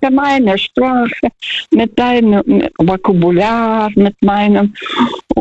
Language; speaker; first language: German; non-native, fluent; Russian